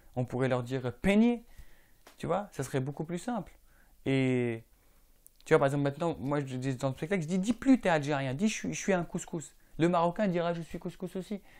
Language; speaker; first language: French; non-native, local second language; Arabic